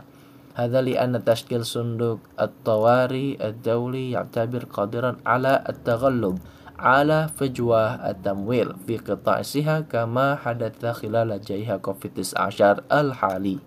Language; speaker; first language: Arabic; non-native, fluent; Indonesian